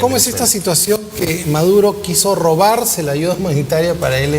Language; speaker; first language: Spanish; native; Spanish